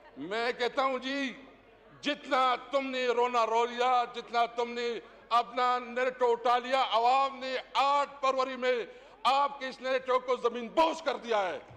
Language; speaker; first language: Urdu; non-native, local second language; Pashto